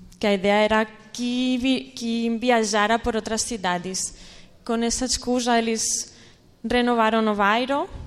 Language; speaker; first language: Portuguese; non-native, fluent; Catalan